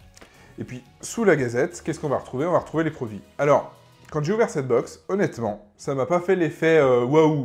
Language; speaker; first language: French; native; French